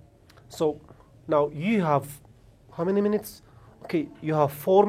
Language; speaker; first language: English; non-native, fluent; Amharic